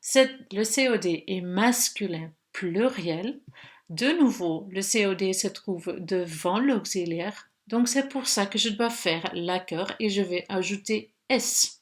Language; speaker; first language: French; non-native, local second language; Dutch